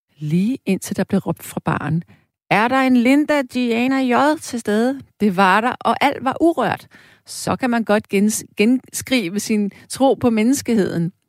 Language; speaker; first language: Danish; native; Danish